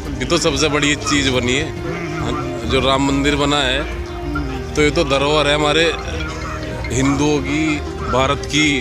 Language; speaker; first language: Hindi; native; Hindi